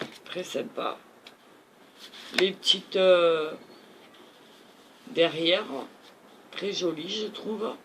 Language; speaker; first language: French; native; French